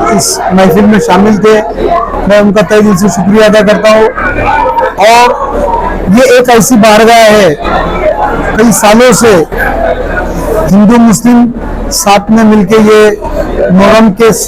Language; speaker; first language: Urdu; native; Urdu